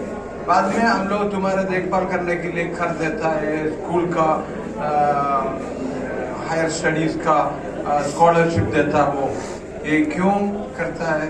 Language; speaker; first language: Hindi; non-native, local second language; Malayalam